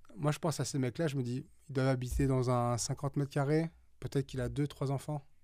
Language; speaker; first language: French; native; French